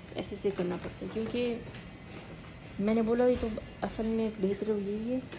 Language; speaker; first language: Urdu; native; Urdu